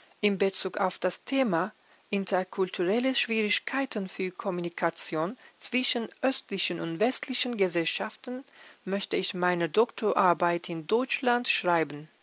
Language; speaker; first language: German; non-native, fluent; Turkish